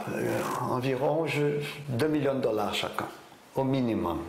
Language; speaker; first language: French; non-native, fluent; Portuguese